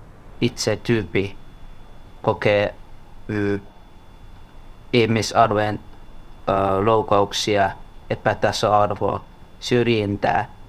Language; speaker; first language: Finnish; non-native, learner; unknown